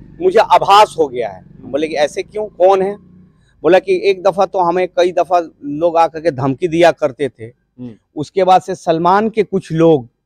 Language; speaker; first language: Hindi; native; Hindi